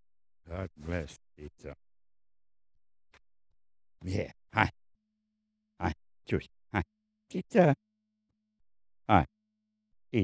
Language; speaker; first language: English; non-native, learner; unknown